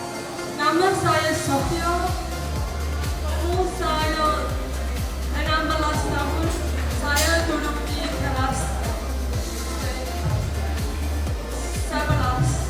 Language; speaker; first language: Indonesian; non-native, learner; English